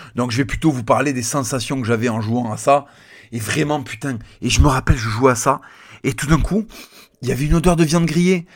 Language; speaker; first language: French; native; French